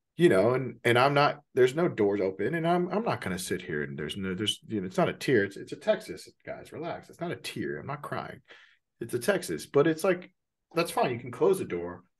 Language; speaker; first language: English; native; English